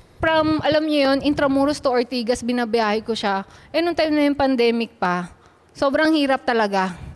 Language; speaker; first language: Filipino; native; Filipino